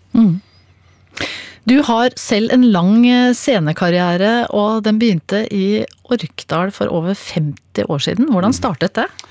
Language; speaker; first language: Norwegian; native; Norwegian